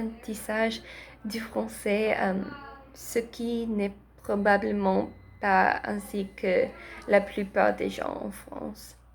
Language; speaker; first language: French; non-native, learner; Spanish